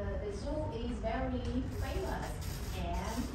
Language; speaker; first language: English; non-native, learner; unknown